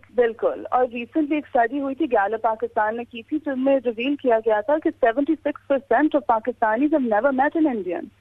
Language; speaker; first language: Urdu; native; Urdu